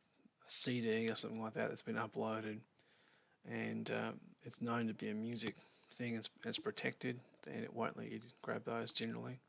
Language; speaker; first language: English; native; English